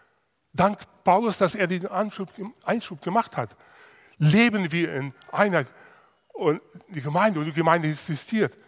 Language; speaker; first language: German; non-native, fluent; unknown